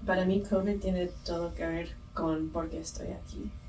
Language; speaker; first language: Spanish; early bilingual, heritage; Spanish